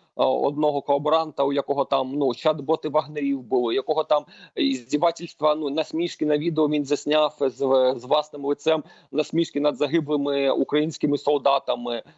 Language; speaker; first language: Ukrainian; non-native, local second language; Russian